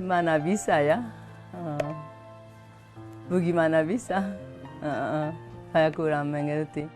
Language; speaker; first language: Indonesian; non-native, fluent; Japanese